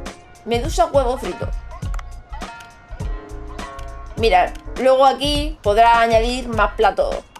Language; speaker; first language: Spanish; native; Spanish